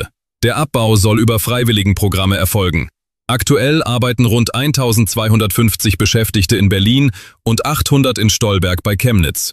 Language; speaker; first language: German; native; German